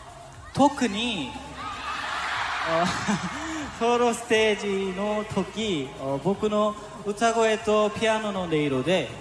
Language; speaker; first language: Japanese; non-native, learner; Korean